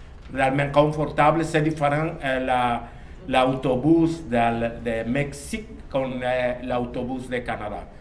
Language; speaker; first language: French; non-native, learner; Spanish